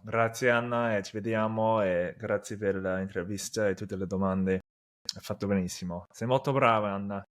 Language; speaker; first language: Italian; non-native, fluent; English